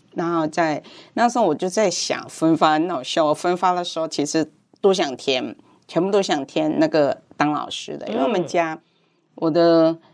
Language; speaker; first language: Chinese; non-native, fluent; Cantonese